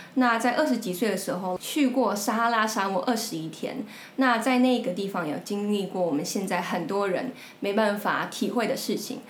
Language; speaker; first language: Chinese; non-native, local second language; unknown